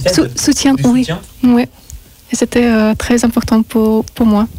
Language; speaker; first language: French; non-native, learner; Russian